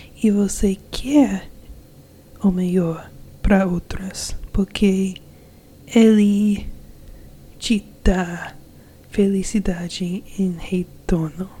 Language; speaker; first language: Portuguese; non-native, learner; English